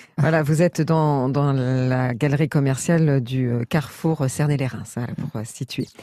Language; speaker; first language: French; native; French